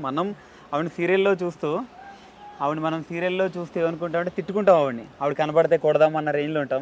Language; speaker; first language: Telugu; native; Telugu